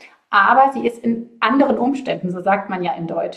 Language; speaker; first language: German; native; German